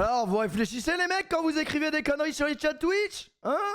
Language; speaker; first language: French; native; French